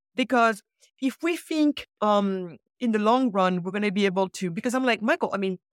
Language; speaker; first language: English; early bilingual, other home language; Wolof